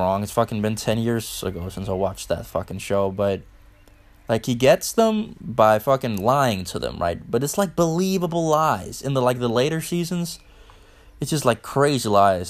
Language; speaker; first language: English; non-native, fluent; Danish